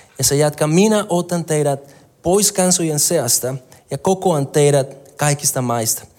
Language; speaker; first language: Finnish; non-native, fluent; Spanish